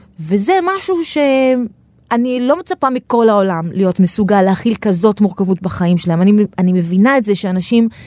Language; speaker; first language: Hebrew; non-native, local second language; Arabic